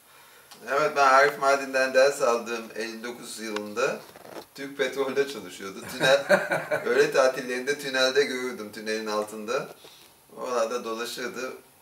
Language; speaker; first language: Turkish; native; Turkish